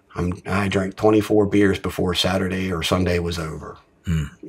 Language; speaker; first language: English; native; English